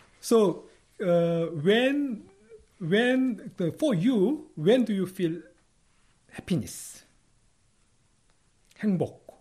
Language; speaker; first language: English; non-native, fluent; Korean